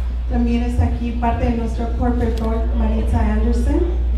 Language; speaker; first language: Spanish; early bilingual, heritage; Spanish